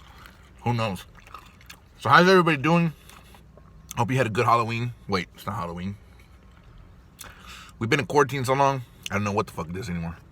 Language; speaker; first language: English; native; English